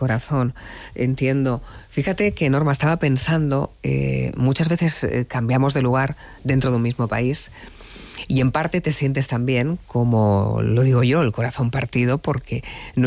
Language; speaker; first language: Spanish; native; Spanish